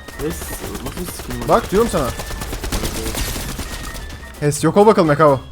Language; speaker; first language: Turkish; native; Turkish